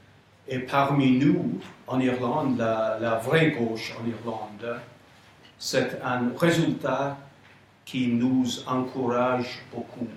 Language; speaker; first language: French; non-native, fluent; English